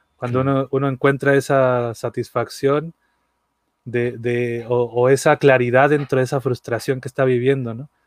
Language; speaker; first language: Spanish; native; Spanish